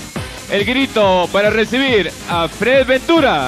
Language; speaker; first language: Spanish; native; Spanish